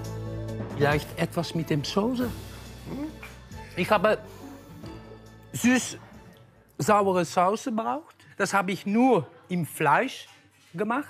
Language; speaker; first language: German; non-native, learner; Dutch